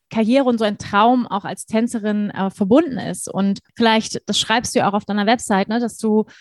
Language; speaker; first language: German; non-native, fluent; English